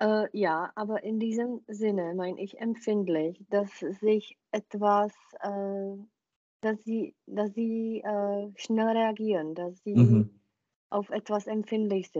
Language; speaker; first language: German; non-native, fluent; Czech